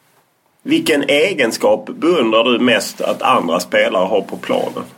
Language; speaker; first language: Swedish; native; Swedish